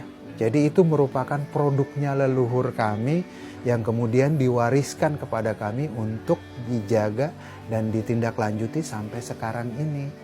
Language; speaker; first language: Indonesian; native; Indonesian